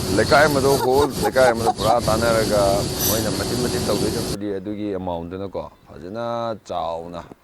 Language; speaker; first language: Manipuri; non-native, local second language; Rongmei Naga